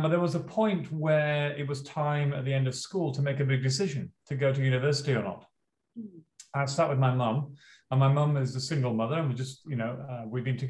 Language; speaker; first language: English; native; English